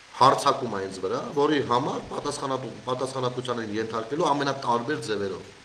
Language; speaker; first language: Armenian; native; Armenian